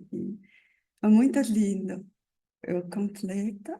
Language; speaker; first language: Portuguese; non-native, learner; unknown